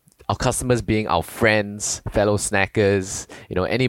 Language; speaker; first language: English; native; English